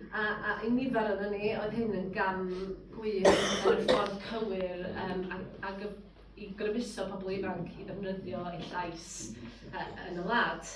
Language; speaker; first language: Welsh; native; Welsh